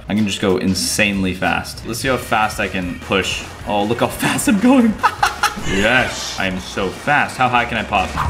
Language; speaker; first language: English; native; English